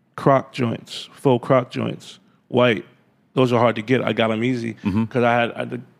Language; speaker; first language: English; native; English